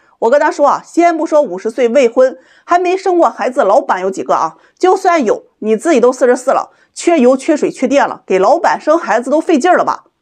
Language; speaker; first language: Chinese; native; Chinese